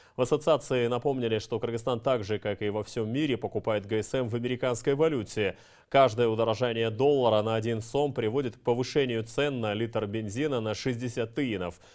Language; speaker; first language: Russian; non-native, local second language; Kyrgyz